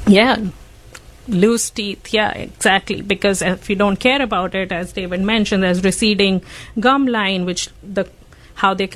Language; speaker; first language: English; non-native, local second language; Hindi